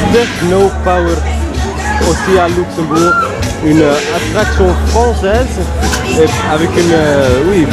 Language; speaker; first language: French; non-native, learner; Dutch